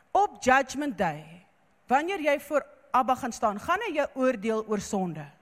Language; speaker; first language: Afrikaans; non-native, local second language; English